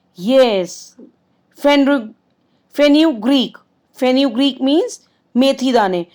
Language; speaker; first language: Hindi; native; Hindi